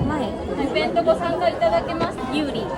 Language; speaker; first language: Japanese; non-native, learner; Korean